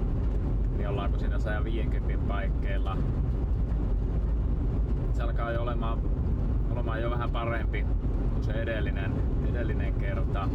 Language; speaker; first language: Finnish; native; Finnish